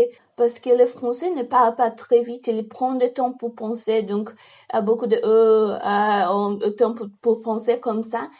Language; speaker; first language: French; non-native, learner; Portuguese